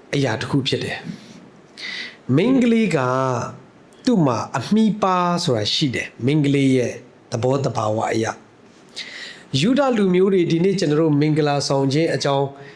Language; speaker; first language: Burmese; non-native, local second language; Hakha Chin